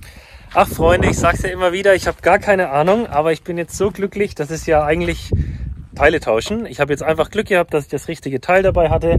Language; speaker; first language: German; native; German